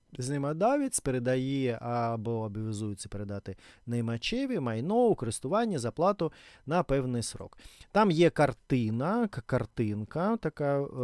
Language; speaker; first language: Ukrainian; non-native, learner; Russian